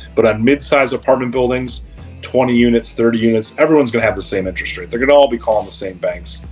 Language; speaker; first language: English; native; English